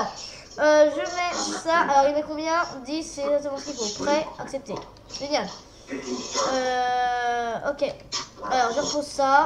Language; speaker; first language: French; native; French